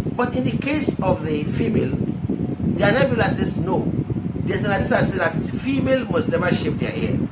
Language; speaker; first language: English; non-native, local second language; Yoruba